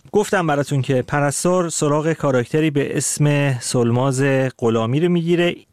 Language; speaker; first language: Persian; native; Persian